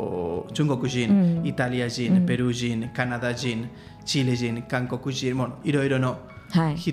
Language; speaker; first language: Japanese; non-native, learner; Catalan